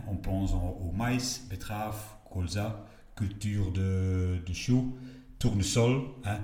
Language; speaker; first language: French; non-native, local second language; Dutch